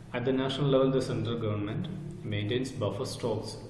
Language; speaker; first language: English; non-native, local second language; Malayalam